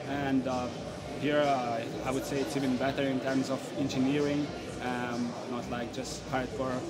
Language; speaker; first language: English; non-native, fluent; Ukrainian